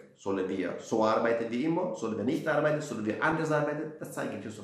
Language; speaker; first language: German; non-native, fluent; Italian